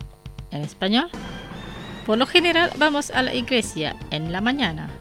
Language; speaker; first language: Spanish; non-native, fluent; Indonesian